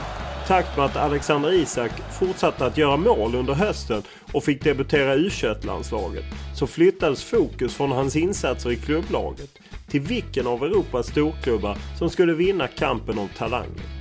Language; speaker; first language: Swedish; native; Swedish